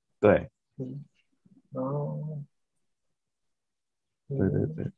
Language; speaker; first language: Chinese; non-native, fluent; Japanese